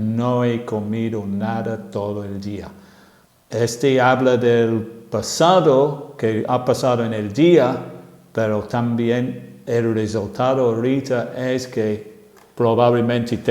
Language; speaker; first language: Spanish; non-native, fluent; English